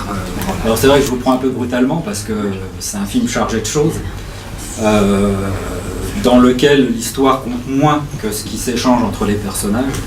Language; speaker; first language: French; native; French